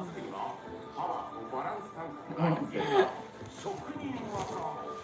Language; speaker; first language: Japanese; native; Japanese